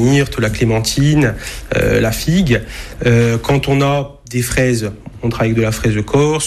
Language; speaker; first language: French; native; French